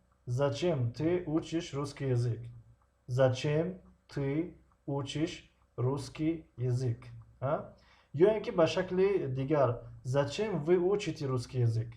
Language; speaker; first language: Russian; non-native, local second language; Tajik